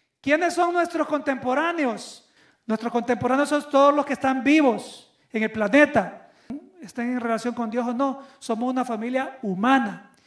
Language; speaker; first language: Spanish; native; Spanish